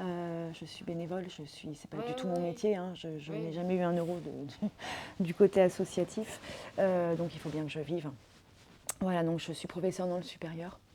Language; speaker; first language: French; native; French